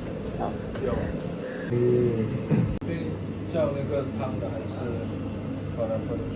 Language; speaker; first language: Chinese; non-native, learner; English